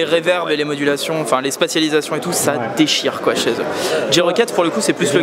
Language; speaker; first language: French; native; French